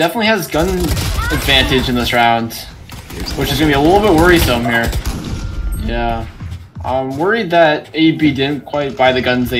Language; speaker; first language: English; native; English